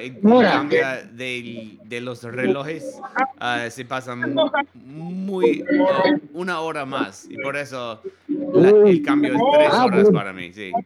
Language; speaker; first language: Spanish; non-native, learner; English